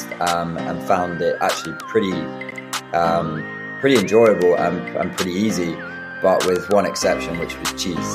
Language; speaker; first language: English; native; English